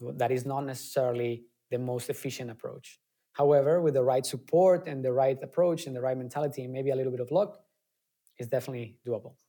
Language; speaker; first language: English; non-native, fluent; Spanish